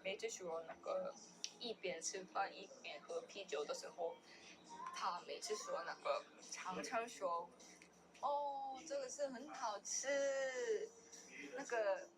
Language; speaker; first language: Chinese; non-native, learner; Korean